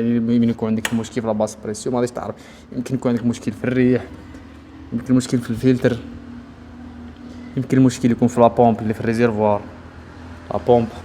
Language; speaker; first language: Arabic; native; Arabic